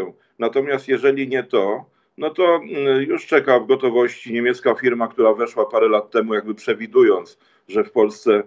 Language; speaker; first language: Polish; native; Polish